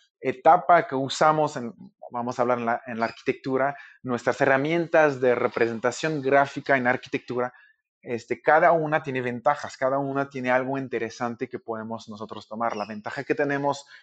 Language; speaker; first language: Spanish; non-native, fluent; French